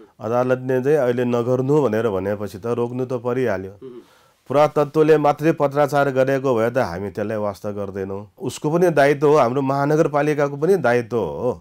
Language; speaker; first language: Nepali; non-native, local second language; Newari